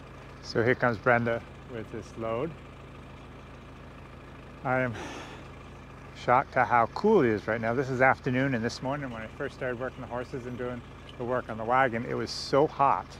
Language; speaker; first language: English; native; English